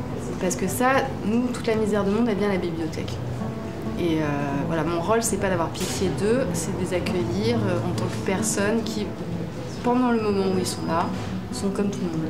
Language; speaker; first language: French; native; French